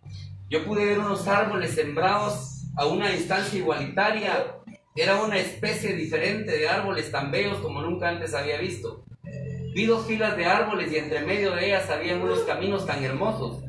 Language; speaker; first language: Spanish; native; Spanish